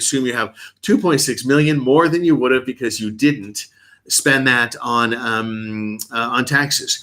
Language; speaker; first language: English; native; English